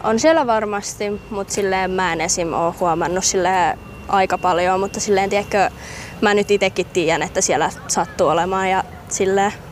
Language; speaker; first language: Finnish; native; Finnish